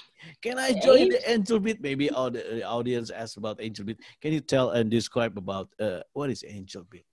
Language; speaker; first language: English; non-native, learner; Indonesian